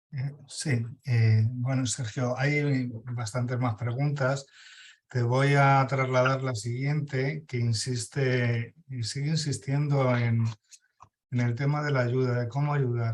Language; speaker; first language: Spanish; native; Spanish